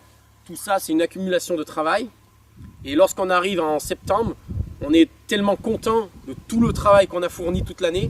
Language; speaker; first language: French; native; French